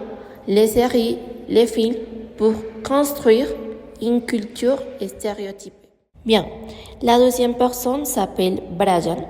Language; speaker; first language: French; non-native, learner; Spanish